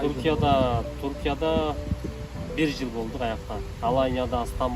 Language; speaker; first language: Turkish; non-native, learner; Kyrgyz